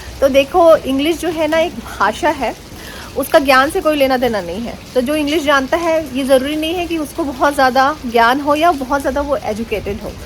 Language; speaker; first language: Hindi; native; Hindi